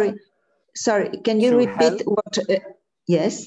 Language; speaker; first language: English; non-native, learner; Spanish